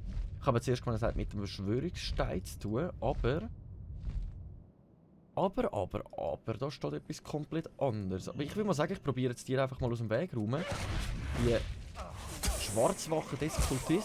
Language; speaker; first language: German; native; German